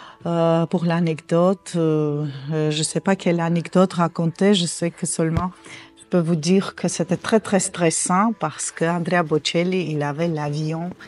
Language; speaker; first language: French; non-native, fluent; Armenian